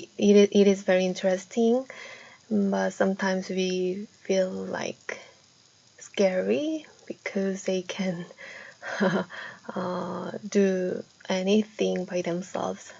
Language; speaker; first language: English; non-native, fluent; Korean